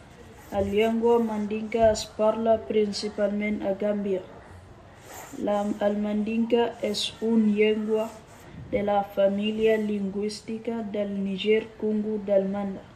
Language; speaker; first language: Catalan; early bilingual, other home language; Mandingo